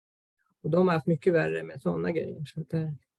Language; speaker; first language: Swedish; native; Swedish